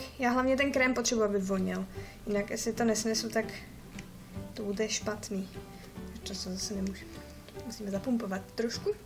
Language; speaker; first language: Czech; native; Czech